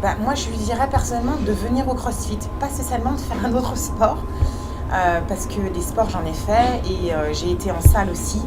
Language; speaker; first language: French; native; French